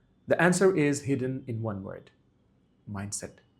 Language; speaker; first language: English; non-native, local second language; Bangla